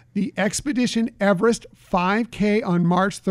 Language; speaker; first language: English; native; English